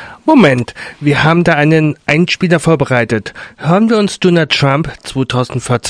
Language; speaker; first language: German; native; German